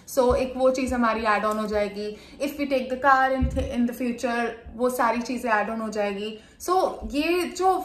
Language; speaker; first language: Hindi; non-native, local second language; Punjabi